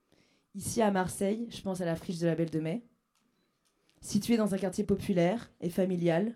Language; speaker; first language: French; native; French